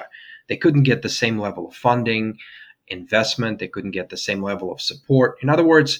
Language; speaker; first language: English; non-native, fluent; Russian